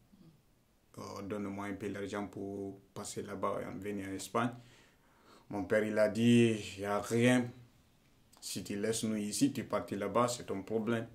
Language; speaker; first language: French; non-native, learner; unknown